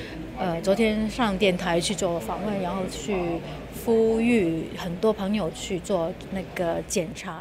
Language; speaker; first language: Chinese; non-native, local second language; Cantonese